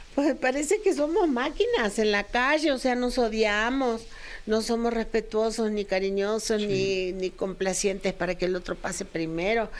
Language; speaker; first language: Spanish; native; Spanish